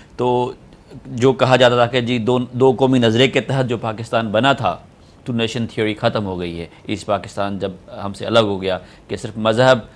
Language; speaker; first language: Urdu; non-native, local second language; Sindhi